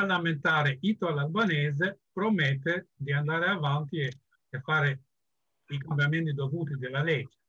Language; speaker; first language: Italian; non-native, fluent; Albanian